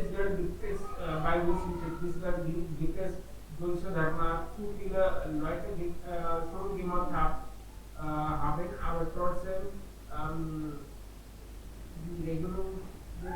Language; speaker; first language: German; non-native, learner; Hindi